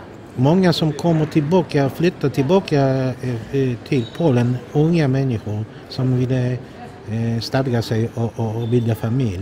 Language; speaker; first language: Swedish; non-native, fluent; Polish